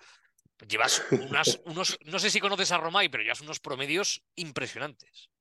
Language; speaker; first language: Spanish; native; Spanish